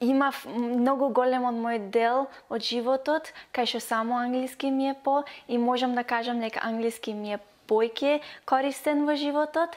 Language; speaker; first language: Macedonian; early bilingual, other home language; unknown